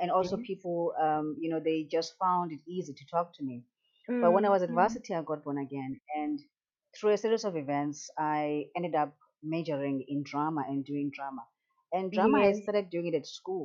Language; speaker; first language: English; non-native, local second language; Xhosa